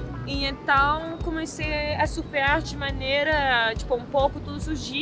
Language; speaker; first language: Portuguese; non-native, fluent; French